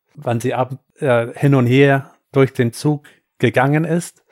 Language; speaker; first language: German; non-native, fluent; English